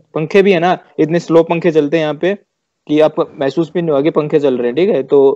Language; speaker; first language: Hindi; native; Hindi